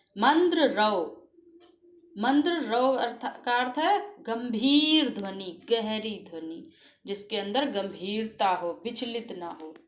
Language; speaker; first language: Hindi; native; Hindi